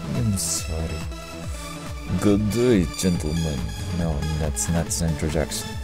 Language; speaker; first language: English; non-native, fluent; Dutch